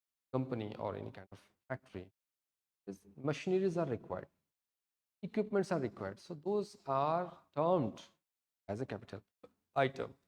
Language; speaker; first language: English; non-native, local second language; Odia